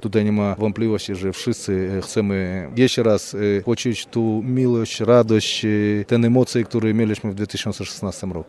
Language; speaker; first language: Polish; non-native, fluent; Russian